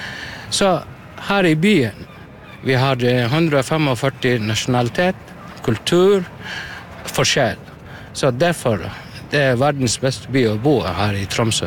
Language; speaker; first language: Norwegian; non-native, learner; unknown